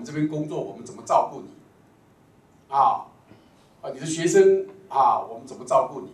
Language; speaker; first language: Chinese; native; Chinese